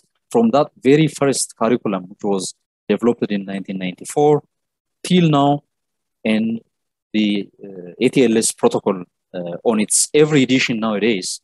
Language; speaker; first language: English; non-native, local second language; Amharic